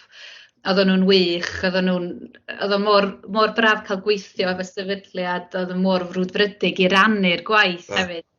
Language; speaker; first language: Welsh; native; Welsh